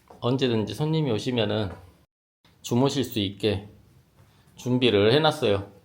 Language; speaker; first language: Korean; native; Korean